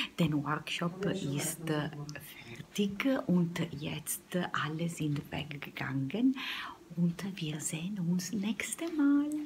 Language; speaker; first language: German; non-native, learner; Italian